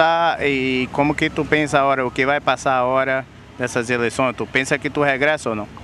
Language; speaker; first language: Spanish; non-native, learner; Portuguese